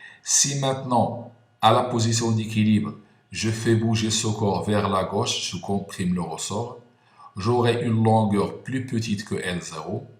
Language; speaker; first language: French; non-native, local second language; Arabic